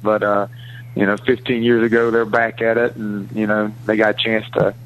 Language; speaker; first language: English; native; English